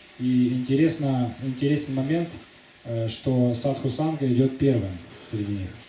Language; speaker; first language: Russian; native; Russian